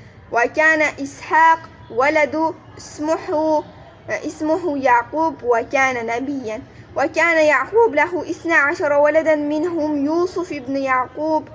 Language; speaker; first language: Arabic; non-native, fluent; Uzbek